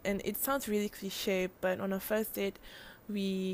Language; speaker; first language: English; native; English